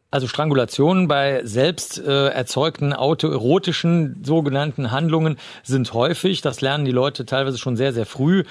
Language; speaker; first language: German; native; German